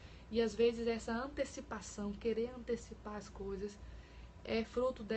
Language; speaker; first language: Portuguese; native; Portuguese